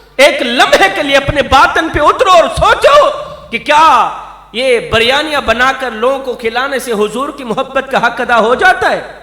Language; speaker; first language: Urdu; non-native, local second language; Saraiki